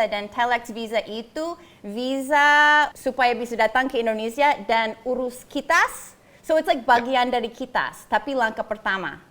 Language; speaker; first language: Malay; non-native, fluent; English